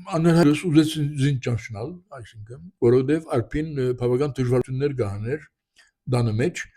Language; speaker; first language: Armenian; native; Armenian